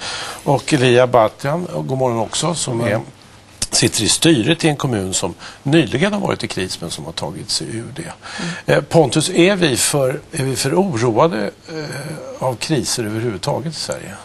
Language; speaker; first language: Swedish; native; Swedish